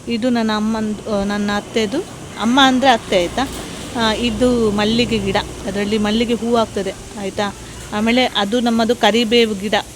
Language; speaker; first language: Kannada; non-native, local second language; Konkani